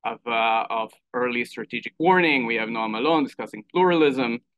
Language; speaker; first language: English; non-native, fluent; Hebrew